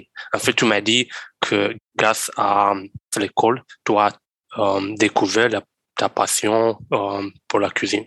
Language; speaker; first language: French; non-native, learner; Romanian